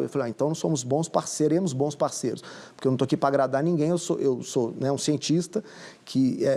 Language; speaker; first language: Portuguese; native; Portuguese